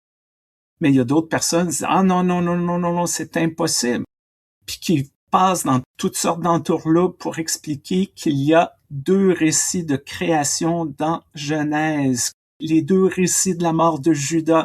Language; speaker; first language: French; native; French